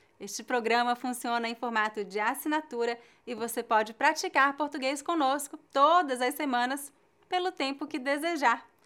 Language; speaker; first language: Portuguese; native; Portuguese